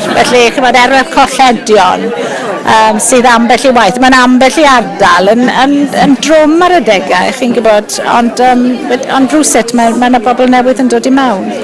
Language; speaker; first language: Welsh; native; Welsh